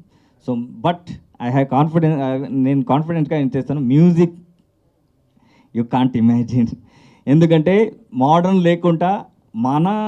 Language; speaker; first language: Telugu; non-native, local second language; Kannada